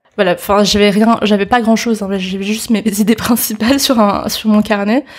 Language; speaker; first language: French; native; French